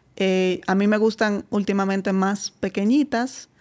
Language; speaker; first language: Spanish; non-native, fluent; Dutch